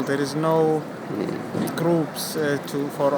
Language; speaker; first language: English; non-native, fluent; Arabic